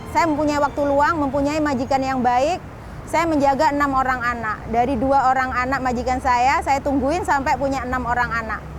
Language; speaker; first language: Indonesian; native; Indonesian